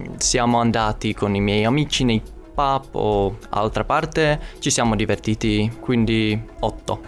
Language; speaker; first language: Italian; non-native, learner; Czech